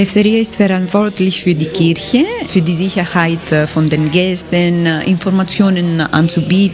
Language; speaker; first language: German; non-native, learner; Greek